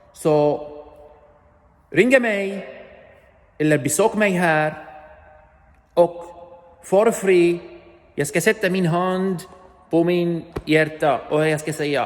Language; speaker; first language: Swedish; non-native, learner; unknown